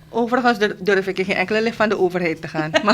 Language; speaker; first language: Dutch; native; Dutch